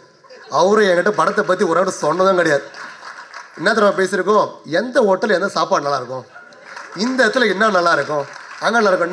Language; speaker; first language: Tamil; native; Tamil